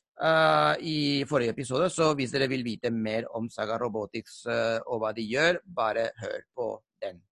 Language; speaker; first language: Norwegian; non-native, fluent; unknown